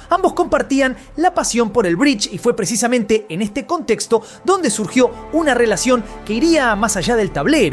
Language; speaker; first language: Spanish; native; Spanish